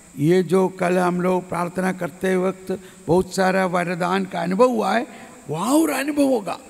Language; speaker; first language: Hindi; non-native, local second language; Malayalam